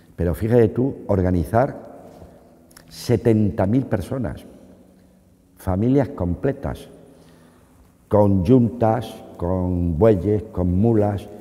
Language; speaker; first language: Spanish; native; Spanish